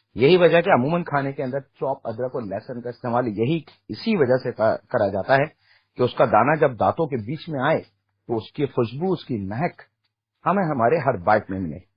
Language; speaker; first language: Urdu; native; Urdu